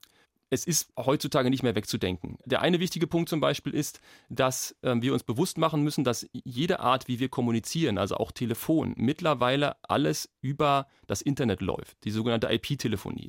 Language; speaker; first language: German; native; German